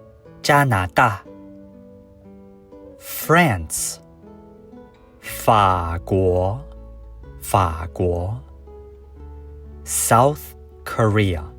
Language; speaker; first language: Chinese; non-native, fluent; English